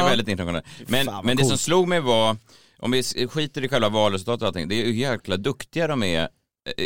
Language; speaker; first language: Swedish; native; Swedish